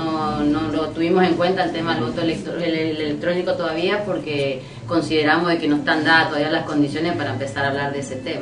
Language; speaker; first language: Spanish; native; Spanish